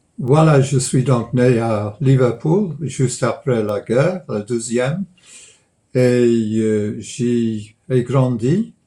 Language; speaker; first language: French; non-native, fluent; English